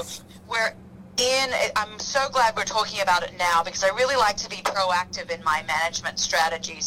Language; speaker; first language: English; native; English